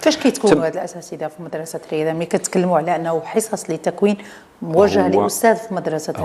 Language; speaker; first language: Arabic; native; Arabic